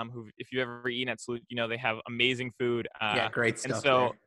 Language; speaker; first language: English; native; English